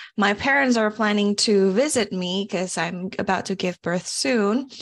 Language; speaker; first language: English; early bilingual, other home language; Indonesian